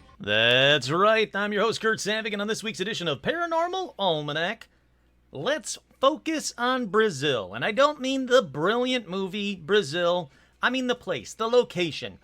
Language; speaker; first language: English; native; English